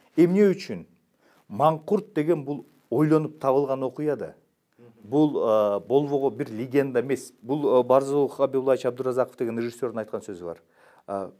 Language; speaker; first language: Kyrgyz; native; Kyrgyz